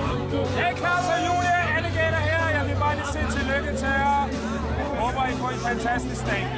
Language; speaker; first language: Danish; native; Danish